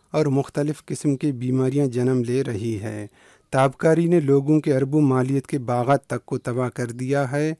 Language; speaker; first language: Urdu; non-native, local second language; Baluchi